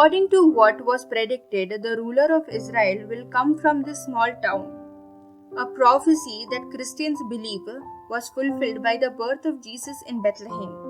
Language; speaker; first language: English; non-native, local second language; Malayalam